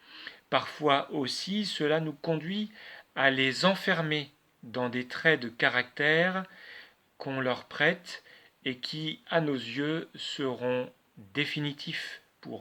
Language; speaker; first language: French; native; French